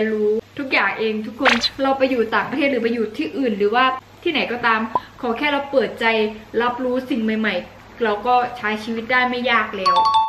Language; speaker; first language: Thai; native; Thai